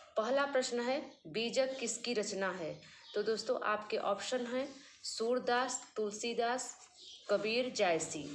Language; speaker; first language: Hindi; native; Hindi